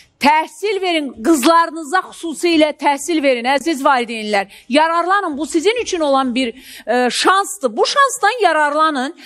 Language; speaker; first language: Azerbaijani; native; Azerbaijani